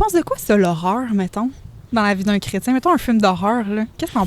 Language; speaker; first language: French; native; French